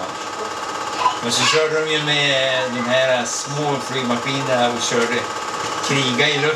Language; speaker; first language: Swedish; native; Swedish